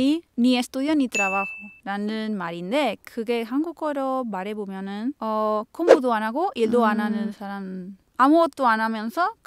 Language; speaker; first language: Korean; non-native, fluent; Spanish